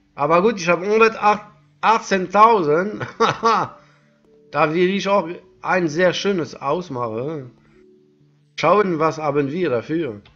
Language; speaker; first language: German; non-native, learner; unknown